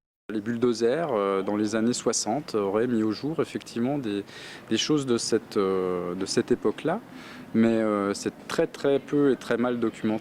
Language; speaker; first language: French; native; French